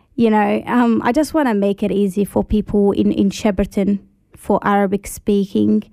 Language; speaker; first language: English; early bilingual, other home language; Arabic